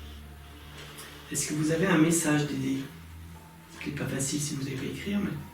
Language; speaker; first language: French; native; French